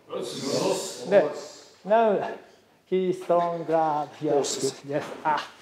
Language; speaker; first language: English; non-native, learner; Japanese